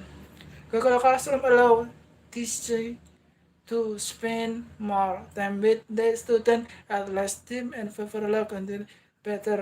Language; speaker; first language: English; non-native, learner; Indonesian